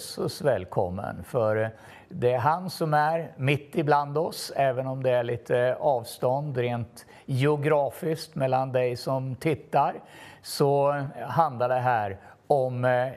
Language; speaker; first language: Swedish; native; Swedish